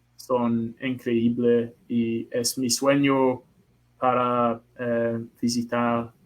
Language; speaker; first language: Spanish; non-native, learner; English